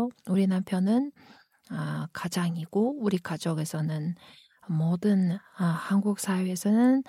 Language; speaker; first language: Korean; non-native, fluent; Kyrgyz